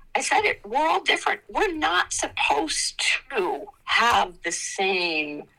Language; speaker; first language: English; native; English